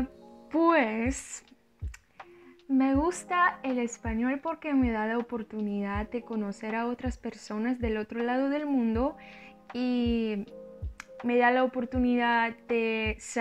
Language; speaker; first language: Spanish; non-native, learner; Russian